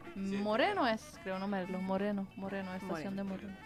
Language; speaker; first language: Spanish; non-native, fluent; Swedish